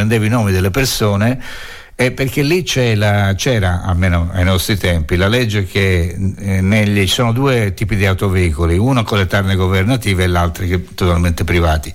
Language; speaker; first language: Italian; native; Italian